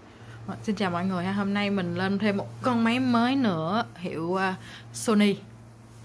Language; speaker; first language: Vietnamese; native; Vietnamese